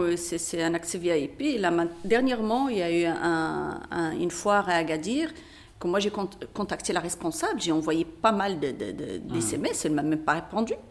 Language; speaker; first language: French; non-native, local second language; Berber languages